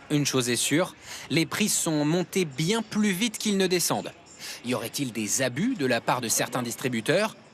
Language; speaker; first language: French; native; French